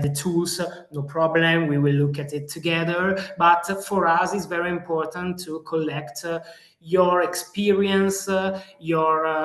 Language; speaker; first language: English; non-native, fluent; Italian